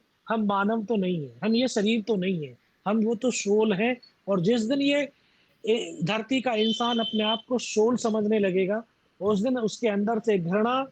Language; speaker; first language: Hindi; native; Hindi